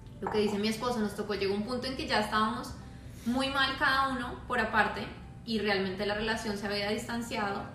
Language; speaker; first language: Spanish; native; Spanish